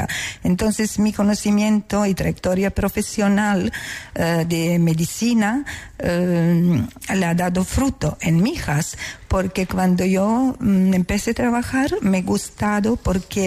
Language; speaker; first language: Spanish; non-native, learner; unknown